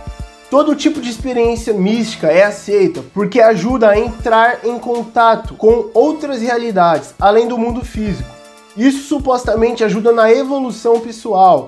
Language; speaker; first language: Portuguese; native; Portuguese